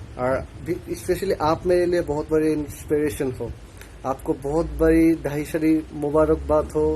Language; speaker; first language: Urdu; non-native, learner; Bangla